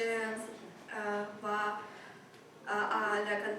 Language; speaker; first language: French; non-native, learner; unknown